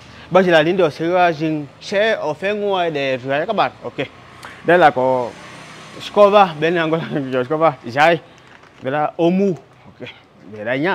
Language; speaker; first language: Vietnamese; non-native, learner; Portuguese